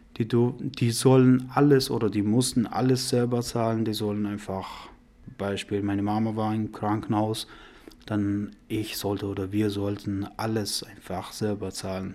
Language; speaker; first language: German; non-native, learner; Persian